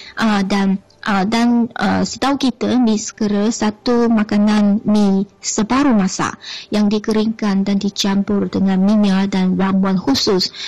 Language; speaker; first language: Malay; non-native, fluent; Chinese